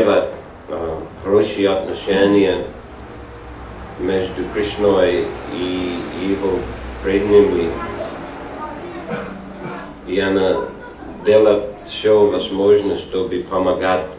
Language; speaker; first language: Russian; non-native, learner; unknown